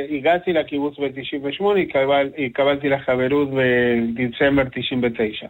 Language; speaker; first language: Hebrew; non-native, fluent; Spanish